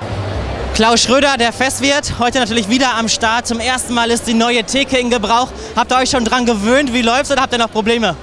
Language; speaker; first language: German; native; German